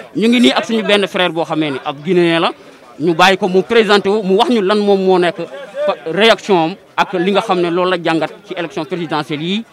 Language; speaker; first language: Wolof; native; Wolof